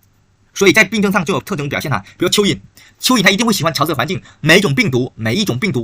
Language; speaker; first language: Chinese; native; Chinese